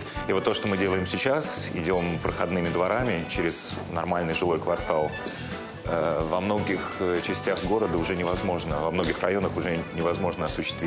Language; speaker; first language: Russian; native; Russian